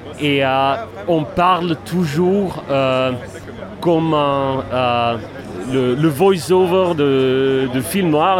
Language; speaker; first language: French; non-native, fluent; Swedish